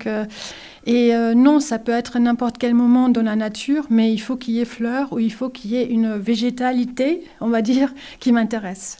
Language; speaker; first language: French; non-native, fluent; German